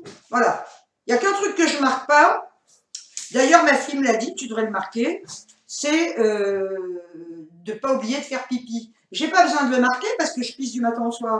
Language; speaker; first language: French; native; French